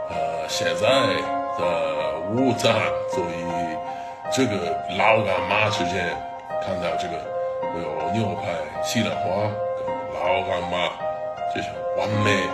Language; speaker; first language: Chinese; non-native, learner; English